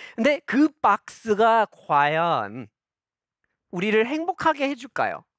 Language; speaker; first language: Korean; non-native, fluent; English